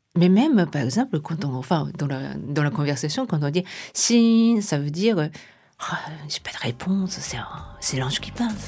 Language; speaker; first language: French; non-native, fluent; Japanese